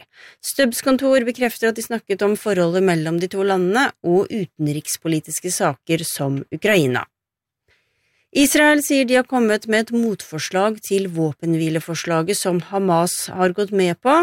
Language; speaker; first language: Norwegian; native; Norwegian